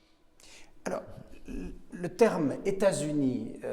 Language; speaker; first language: French; native; French